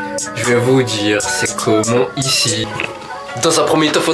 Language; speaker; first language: French; native; French